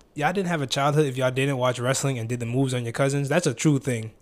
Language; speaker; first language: English; early bilingual, other home language; Filipino